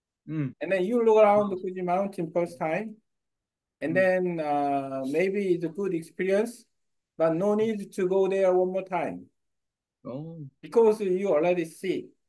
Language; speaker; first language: English; non-native, learner; Korean